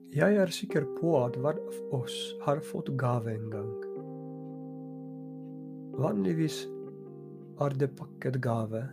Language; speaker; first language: Norwegian; non-native, fluent; Polish